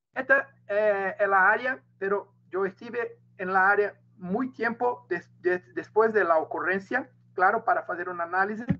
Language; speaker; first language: Spanish; non-native, learner; Portuguese